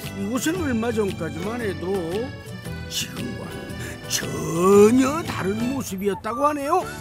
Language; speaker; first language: Korean; native; Korean